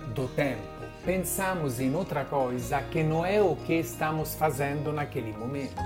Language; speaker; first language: Portuguese; non-native, fluent; Italian